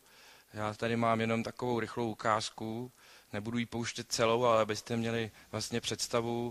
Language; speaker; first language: Czech; native; Czech